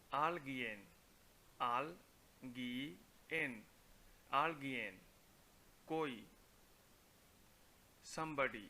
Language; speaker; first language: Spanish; non-native, fluent; Punjabi